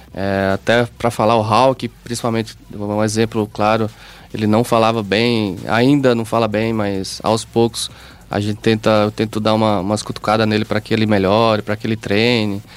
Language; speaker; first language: Portuguese; native; Portuguese